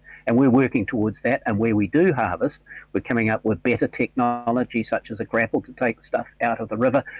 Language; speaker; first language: English; native; English